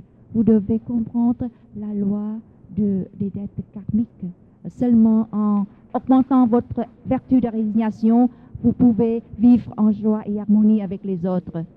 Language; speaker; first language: French; non-native, fluent; Vietnamese